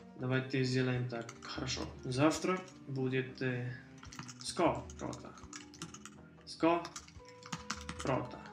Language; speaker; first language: Russian; early bilingual, heritage; Russian